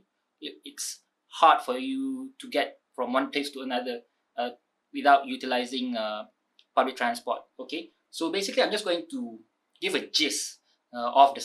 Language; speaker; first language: English; non-native, local second language; Malay